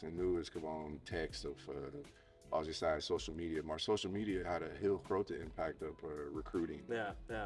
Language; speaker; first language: Dutch; non-native, fluent; English